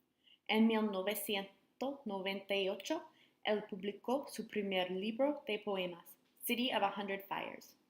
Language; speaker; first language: Spanish; non-native, learner; English